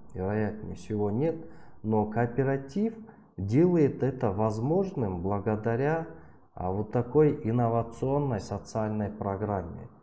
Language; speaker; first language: Russian; non-native, local second language; Kyrgyz